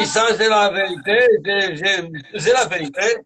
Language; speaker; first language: French; non-native, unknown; Romanian